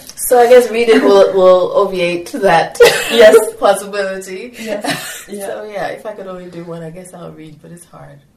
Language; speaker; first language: English; non-native, local second language; Yoruba